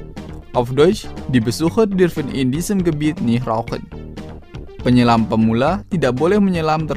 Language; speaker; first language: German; non-native, fluent; Indonesian